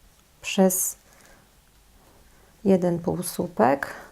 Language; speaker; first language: Polish; native; Polish